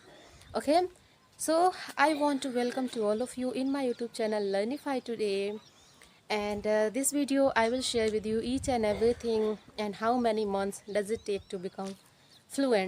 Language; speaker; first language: English; non-native, learner; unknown